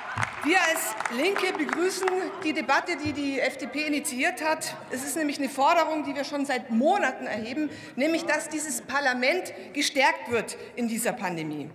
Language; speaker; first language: German; native; German